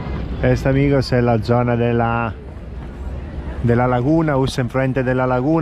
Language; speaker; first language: Spanish; non-native, fluent; Italian